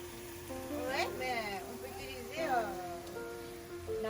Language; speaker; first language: French; non-native, learner; Japanese